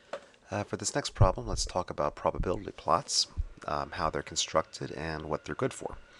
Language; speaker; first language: English; native; English